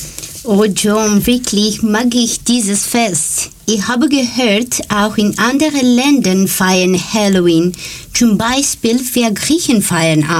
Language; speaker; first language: German; non-native, learner; Greek